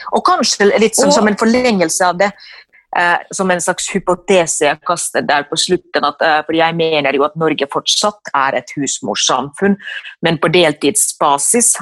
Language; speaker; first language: Norwegian; non-native, fluent; Finnish